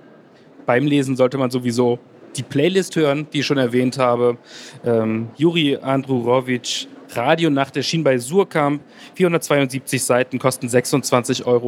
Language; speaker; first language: German; native; German